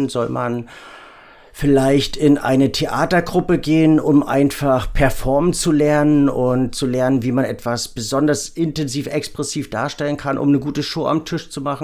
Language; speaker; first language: German; native; German